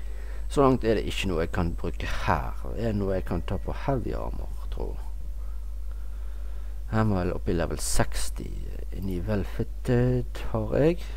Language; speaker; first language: Norwegian; native; Norwegian